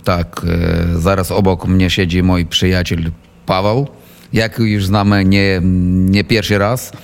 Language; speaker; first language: Polish; non-native, learner; Ukrainian